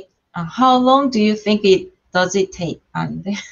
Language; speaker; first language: English; non-native, learner; Korean